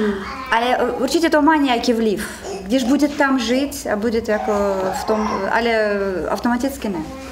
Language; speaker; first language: Czech; non-native, learner; Russian